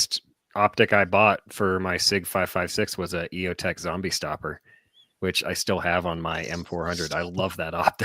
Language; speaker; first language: English; native; English